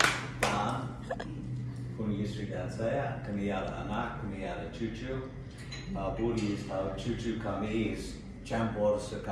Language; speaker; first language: Indonesian; non-native, learner; English